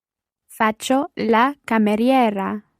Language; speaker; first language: Italian; non-native, learner; English